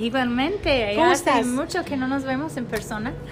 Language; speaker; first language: Spanish; non-native, fluent; English